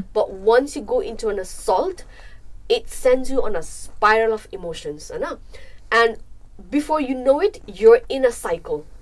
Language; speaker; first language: English; non-native, local second language; Nepali